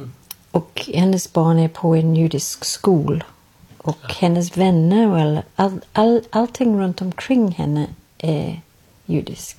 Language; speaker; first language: Swedish; non-native, learner; English